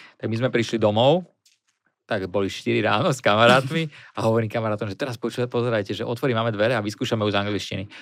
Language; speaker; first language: Slovak; native; Slovak